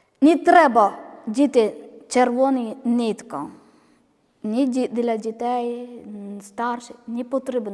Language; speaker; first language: Ukrainian; non-native, learner; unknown